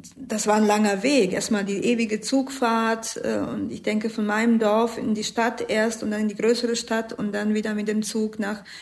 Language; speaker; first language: German; early bilingual, other home language; Croatian